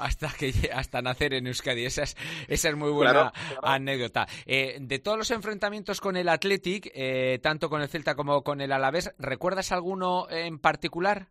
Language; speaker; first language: Spanish; native; Spanish